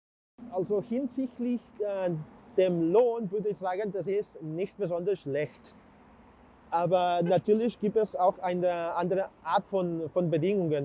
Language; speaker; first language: German; non-native, fluent; Catalan